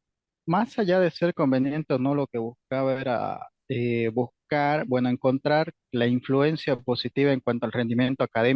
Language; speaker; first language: Spanish; native; Spanish